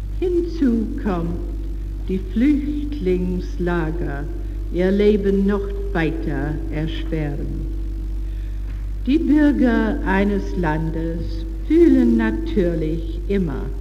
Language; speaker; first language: German; non-native, learner; English